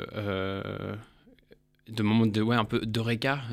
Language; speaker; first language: French; early bilingual, heritage; English